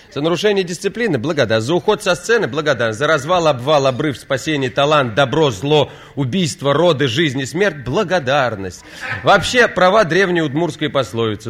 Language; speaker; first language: Russian; native; Russian